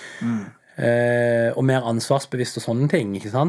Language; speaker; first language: Norwegian; native; Norwegian